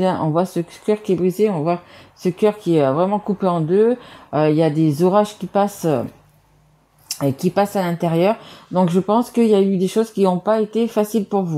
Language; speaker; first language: French; native; French